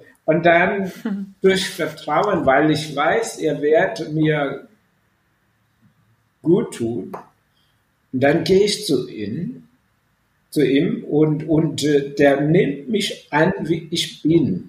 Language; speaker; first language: German; non-native, fluent; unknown